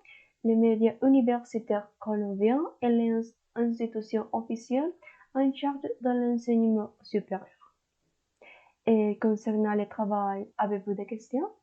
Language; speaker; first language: French; non-native, learner; Spanish